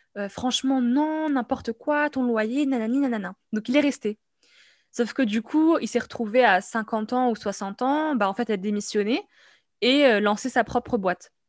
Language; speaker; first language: French; non-native, local second language; Arabic